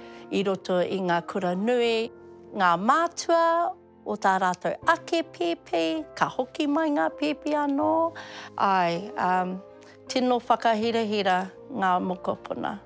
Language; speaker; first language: Māori; non-native, local second language; English